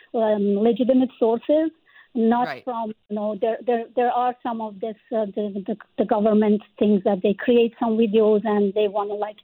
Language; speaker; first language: English; non-native, fluent; Persian